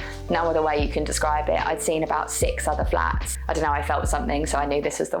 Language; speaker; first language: English; native; English